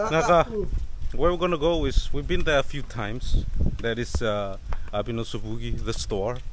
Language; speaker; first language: English; non-native, local second language; Fijian